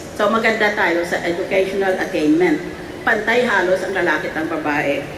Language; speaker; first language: Filipino; native; Filipino